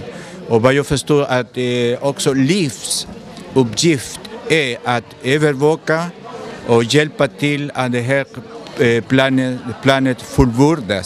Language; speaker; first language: Swedish; non-native, fluent; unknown